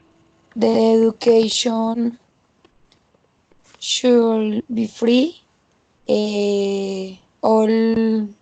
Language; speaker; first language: English; non-native, learner; Spanish